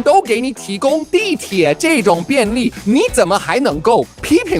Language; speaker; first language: Chinese; native; Chinese